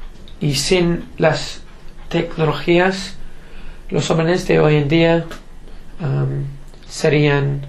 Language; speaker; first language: Spanish; non-native, learner; English